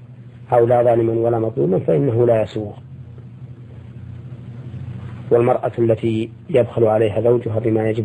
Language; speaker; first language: Arabic; native; Arabic